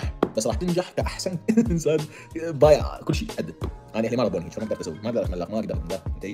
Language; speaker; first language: Arabic; native; Arabic